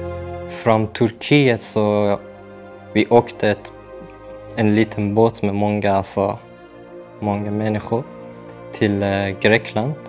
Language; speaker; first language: Swedish; non-native, learner; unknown